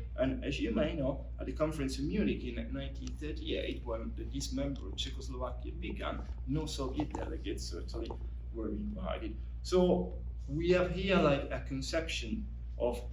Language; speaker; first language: English; non-native, fluent; Italian